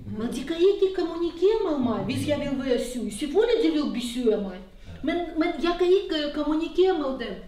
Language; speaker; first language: Danish; non-native, fluent; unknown